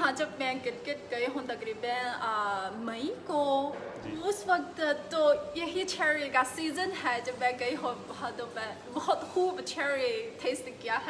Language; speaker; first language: Hindi; non-native, fluent; Chinese